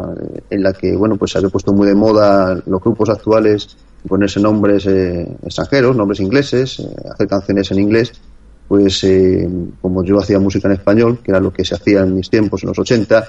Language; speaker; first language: Spanish; native; Spanish